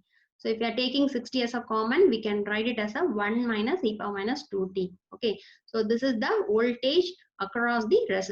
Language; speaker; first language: English; non-native, local second language; Tamil